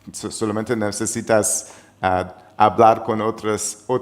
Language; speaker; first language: Spanish; non-native, learner; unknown